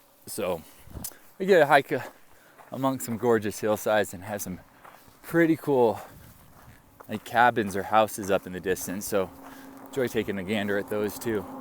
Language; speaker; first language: English; native; English